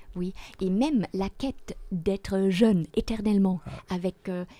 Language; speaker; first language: French; non-native, fluent; German